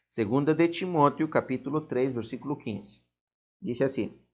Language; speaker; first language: Portuguese; non-native, fluent; Spanish